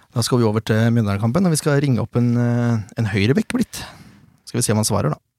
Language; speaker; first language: Norwegian; native; Norwegian